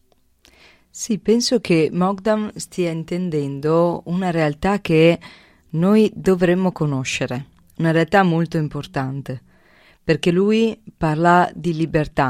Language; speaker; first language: Italian; native; Italian